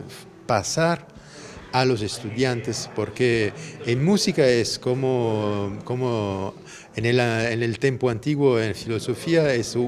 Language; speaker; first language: Spanish; non-native, fluent; Italian